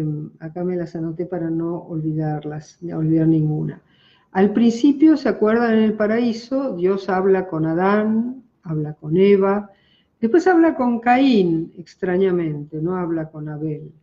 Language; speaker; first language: Spanish; native; Spanish